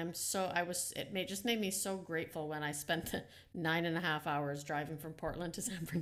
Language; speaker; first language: English; non-native, fluent; Dutch